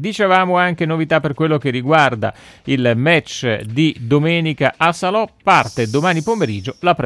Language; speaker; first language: Italian; native; Italian